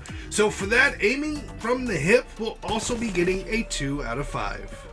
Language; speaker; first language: English; native; English